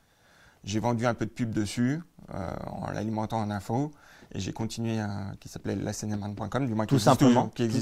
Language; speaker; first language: French; native; French